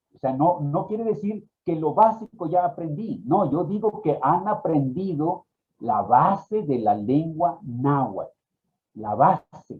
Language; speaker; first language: Spanish; native; Spanish